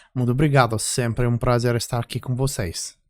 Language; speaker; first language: Portuguese; non-native, fluent; English